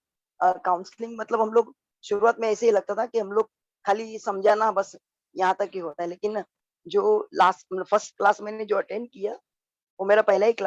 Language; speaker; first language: Hindi; non-native, local second language; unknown